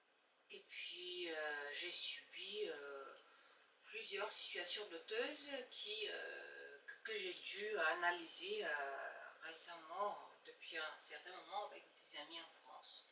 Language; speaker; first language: French; non-native, fluent; Bulgarian